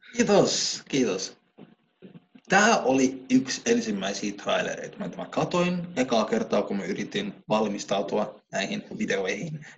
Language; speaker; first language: Finnish; early bilingual, other home language; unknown